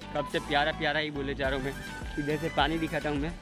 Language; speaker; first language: Hindi; non-native, local second language; Gujarati